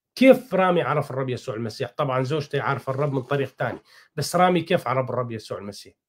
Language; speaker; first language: Arabic; non-native, fluent; Persian